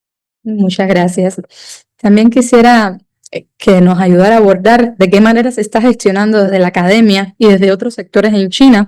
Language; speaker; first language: Spanish; native; Spanish